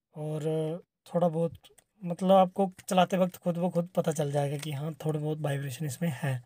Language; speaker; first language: Hindi; native; Hindi